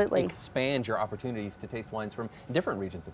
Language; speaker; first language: English; native; English